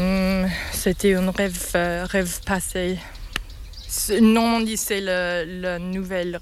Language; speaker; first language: French; non-native, learner; English